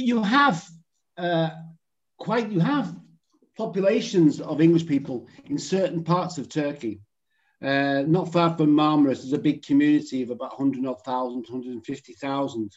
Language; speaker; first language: English; native; English